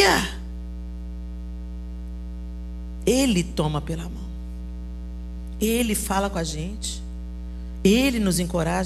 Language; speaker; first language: Portuguese; native; Portuguese